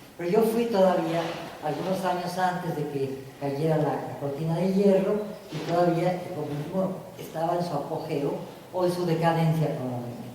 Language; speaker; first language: Spanish; native; Spanish